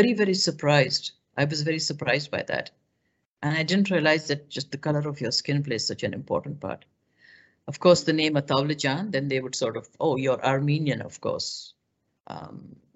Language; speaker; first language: English; non-native, local second language; Pashto